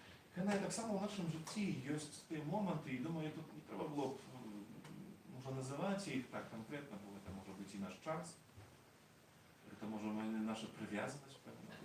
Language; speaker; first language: Polish; non-native, learner; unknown